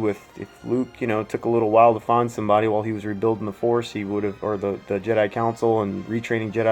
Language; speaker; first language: English; native; English